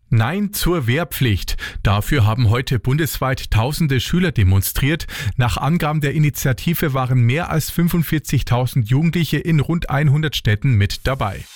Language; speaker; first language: German; native; German